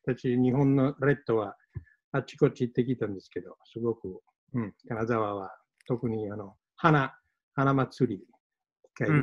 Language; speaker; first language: Japanese; non-native, fluent; Italian